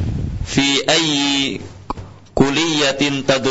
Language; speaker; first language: Arabic; non-native, learner; Indonesian